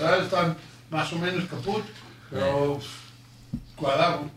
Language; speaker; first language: Spanish; non-native, learner; English